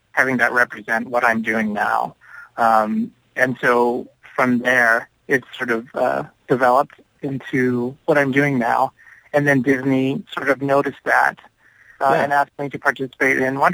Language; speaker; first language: English; native; English